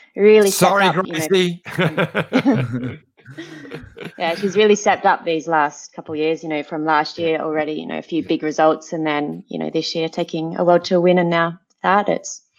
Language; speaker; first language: English; native; English